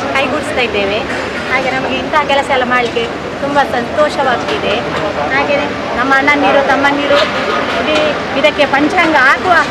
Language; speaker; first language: Kannada; native; Kannada